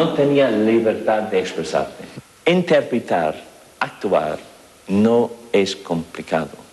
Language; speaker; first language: Spanish; non-native, fluent; English